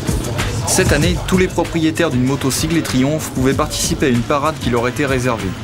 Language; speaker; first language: French; native; French